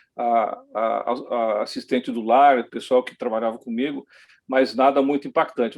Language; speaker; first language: Portuguese; early bilingual, other home language; Dutch